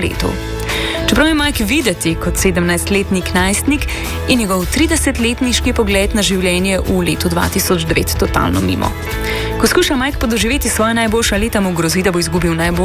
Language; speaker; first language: Slovenian; native; Slovenian